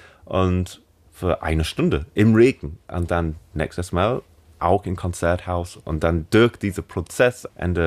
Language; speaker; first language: German; non-native, fluent; English